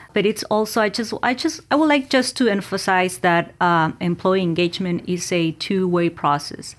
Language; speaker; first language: English; non-native, fluent; Spanish